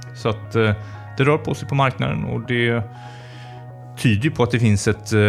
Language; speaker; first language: Swedish; native; Swedish